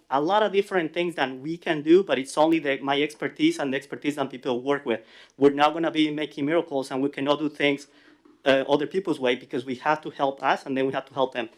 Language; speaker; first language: English; non-native, fluent; Spanish